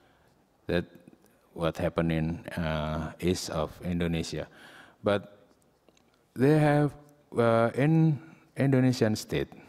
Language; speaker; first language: English; non-native, learner; Indonesian